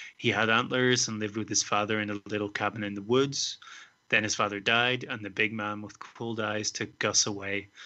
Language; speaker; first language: English; native; English